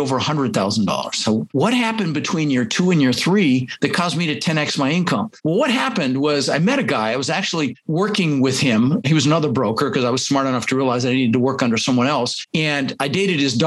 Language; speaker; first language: English; early bilingual, other home language; Dutch